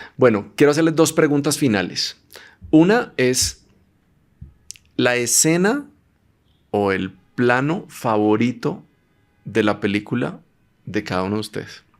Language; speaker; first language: Spanish; native; Spanish